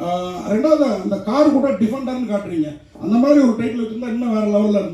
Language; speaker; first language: Tamil; native; Tamil